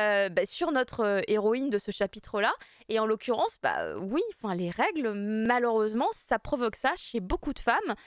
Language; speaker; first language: French; native; French